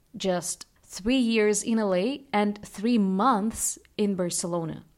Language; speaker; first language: English; non-native, fluent; Russian